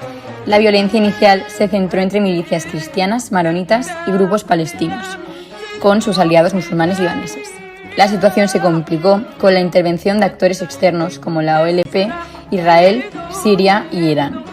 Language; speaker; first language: Spanish; native; Spanish